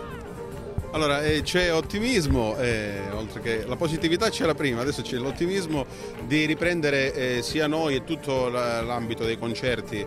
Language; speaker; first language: Italian; native; Italian